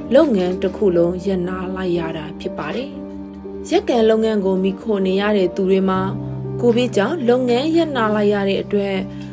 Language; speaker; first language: Burmese; native; Burmese